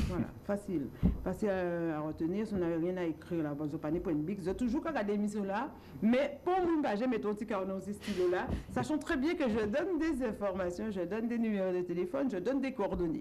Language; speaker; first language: French; native; French